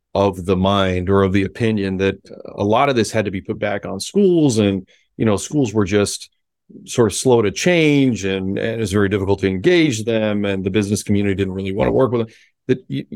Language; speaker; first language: English; early bilingual, other home language; Spanish